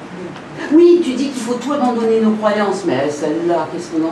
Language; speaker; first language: French; native; French